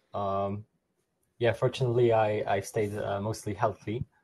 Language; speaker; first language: English; non-native, fluent; Polish